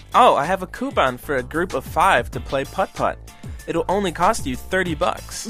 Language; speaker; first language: English; native; English